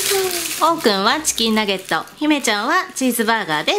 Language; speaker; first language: Japanese; native; Japanese